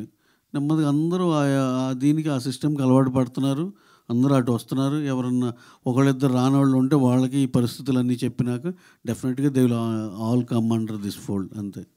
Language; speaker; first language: Telugu; native; Telugu